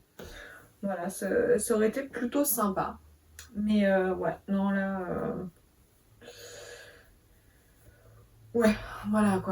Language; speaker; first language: French; native; French